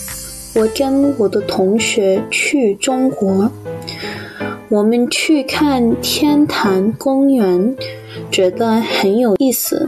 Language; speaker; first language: Chinese; non-native, learner; English